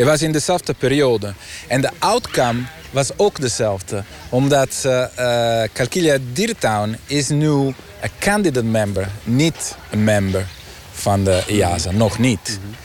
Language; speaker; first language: Dutch; non-native, learner; Italian